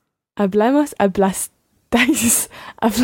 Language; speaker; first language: Spanish; non-native, learner; English